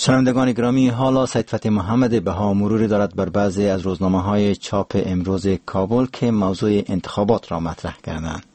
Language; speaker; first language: Persian; native; Persian